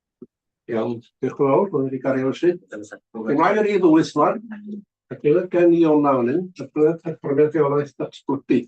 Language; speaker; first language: Welsh; native; Welsh